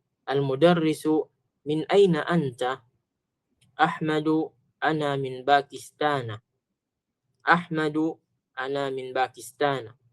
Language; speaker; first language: Arabic; non-native, fluent; Filipino